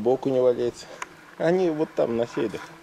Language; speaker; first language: Russian; native; Russian